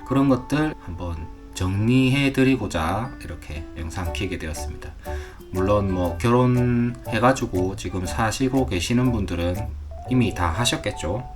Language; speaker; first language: Korean; native; Korean